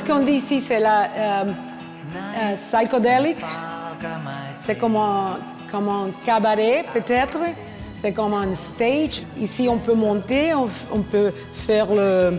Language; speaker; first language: French; non-native, fluent; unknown